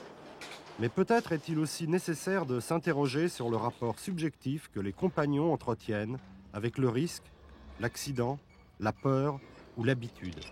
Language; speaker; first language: French; native; French